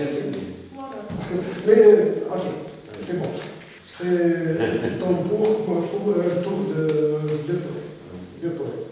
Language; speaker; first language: French; non-native, fluent; Russian